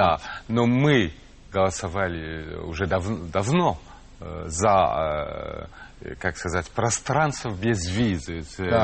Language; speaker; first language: Russian; non-native, fluent; French